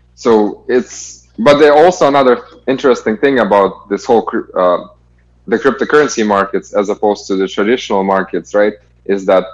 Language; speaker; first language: English; non-native, fluent; Kazakh